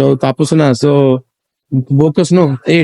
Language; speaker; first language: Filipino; non-native, learner; Urdu